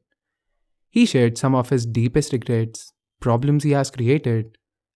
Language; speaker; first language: English; non-native, local second language; Hindi